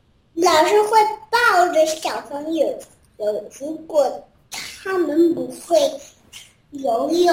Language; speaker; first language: Chinese; early bilingual, heritage; Chinese